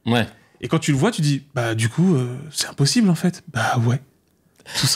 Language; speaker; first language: French; native; French